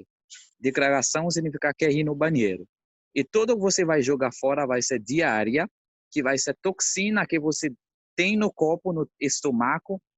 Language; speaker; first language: Portuguese; non-native, fluent; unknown